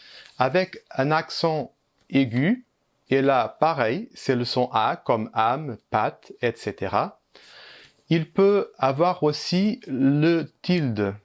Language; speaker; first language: French; early bilingual, heritage; Portuguese